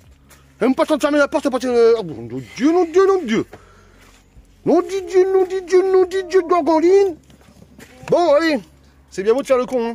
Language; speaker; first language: French; native; French